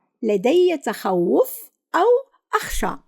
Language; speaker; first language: Arabic; native; Arabic